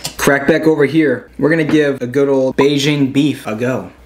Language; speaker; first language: English; native; English